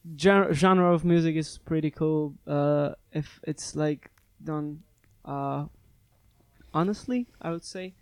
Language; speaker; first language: English; non-native, fluent; Polish